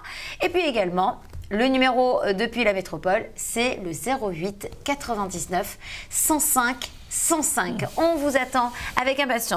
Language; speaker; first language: French; native; French